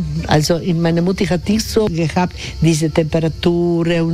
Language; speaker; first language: German; non-native, learner; Croatian